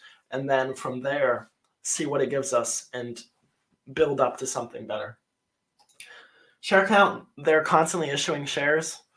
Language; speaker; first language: English; native; English